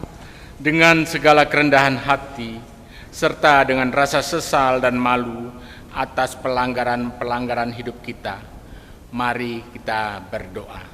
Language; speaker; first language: Indonesian; native; Indonesian